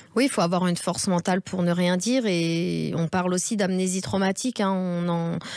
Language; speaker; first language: French; native; French